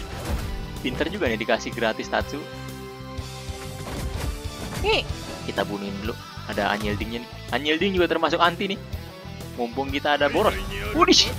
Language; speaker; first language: Indonesian; native; Indonesian